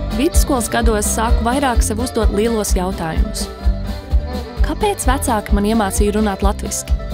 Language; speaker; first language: Latvian; early bilingual, heritage; Latvian